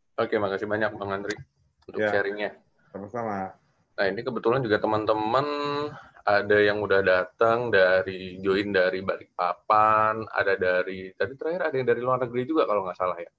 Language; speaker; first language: Indonesian; native; Indonesian